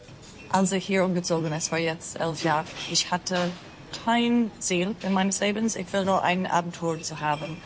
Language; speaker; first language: German; non-native, learner; English